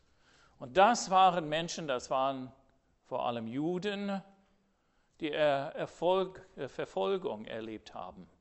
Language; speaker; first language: German; non-native, fluent; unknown